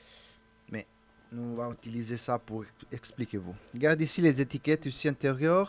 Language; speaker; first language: French; non-native, learner; Italian